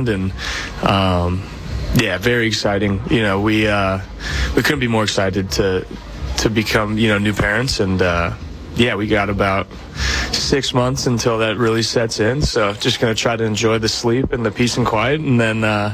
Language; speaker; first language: English; native; English